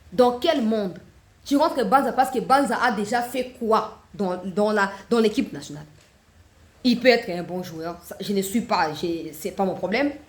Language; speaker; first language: French; non-native, local second language; Lingala